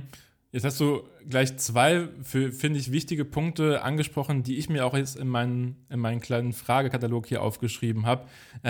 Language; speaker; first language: German; native; German